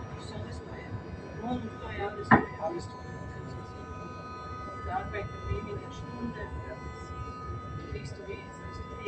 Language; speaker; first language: German; non-native, learner; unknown